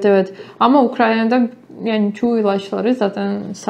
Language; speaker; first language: Turkish; non-native, fluent; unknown